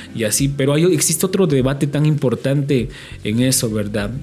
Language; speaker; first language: Spanish; native; Spanish